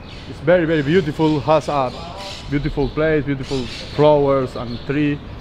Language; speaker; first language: English; non-native, learner; Spanish